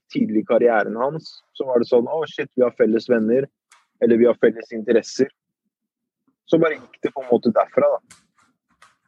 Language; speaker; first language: Norwegian; early bilingual, other home language; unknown